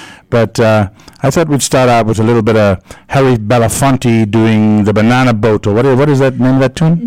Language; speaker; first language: English; native; English